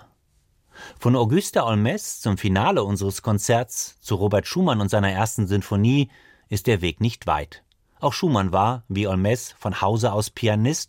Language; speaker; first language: German; native; German